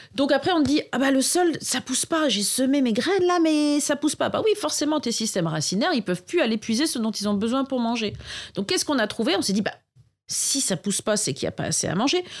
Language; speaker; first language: French; native; French